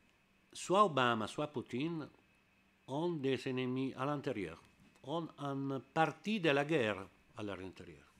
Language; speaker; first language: French; non-native, learner; Italian